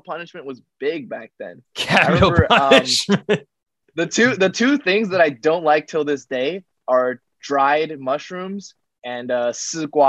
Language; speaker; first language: English; non-native, fluent; Chinese